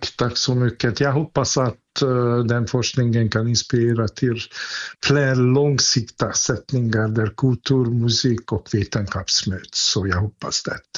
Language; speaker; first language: Swedish; non-native, fluent; Hungarian